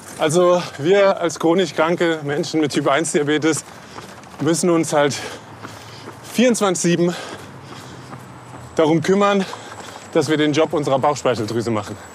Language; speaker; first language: German; native; German